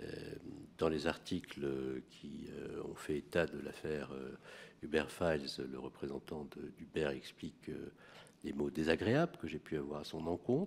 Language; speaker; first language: French; native; French